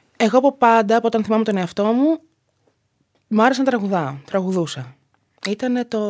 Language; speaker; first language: Greek; native; Greek